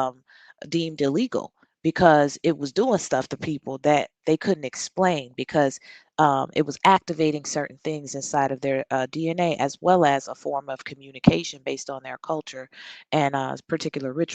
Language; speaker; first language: English; native; English